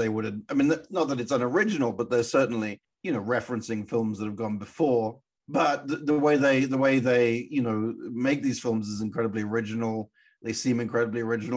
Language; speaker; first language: English; native; English